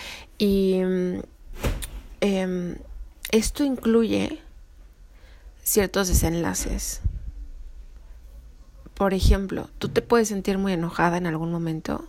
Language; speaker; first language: Spanish; native; Spanish